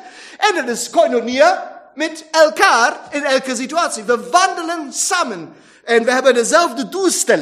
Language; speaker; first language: Dutch; non-native, fluent; German